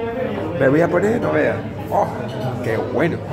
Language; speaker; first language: Spanish; native; Spanish